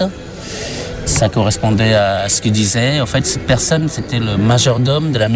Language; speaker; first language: French; non-native, fluent; Khmer